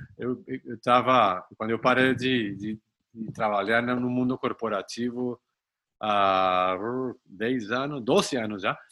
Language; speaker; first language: Portuguese; non-native, fluent; Spanish